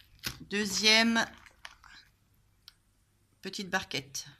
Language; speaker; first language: French; native; French